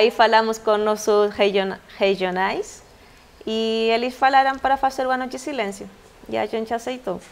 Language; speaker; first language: Portuguese; non-native, fluent; Spanish